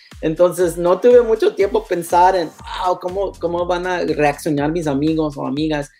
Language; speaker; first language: Spanish; non-native, learner; English